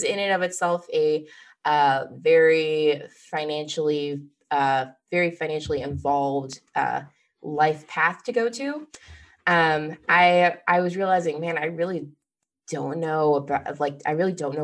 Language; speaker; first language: English; native; English